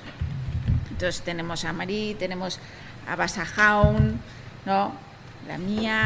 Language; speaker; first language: Spanish; native; Spanish